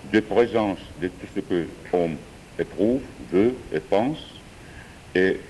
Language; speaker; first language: French; non-native, fluent; Georgian